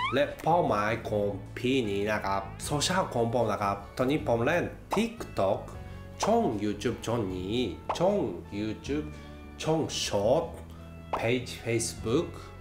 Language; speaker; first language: Thai; non-native, fluent; Japanese